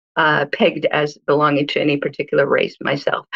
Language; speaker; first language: English; early bilingual, other home language; Hebrew